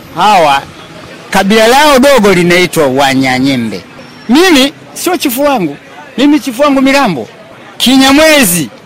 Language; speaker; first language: Swahili; non-native, local second language; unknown